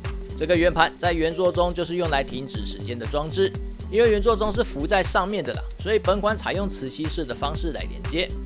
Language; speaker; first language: Chinese; native; Chinese